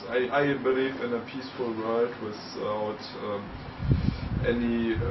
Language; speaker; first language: English; non-native, fluent; German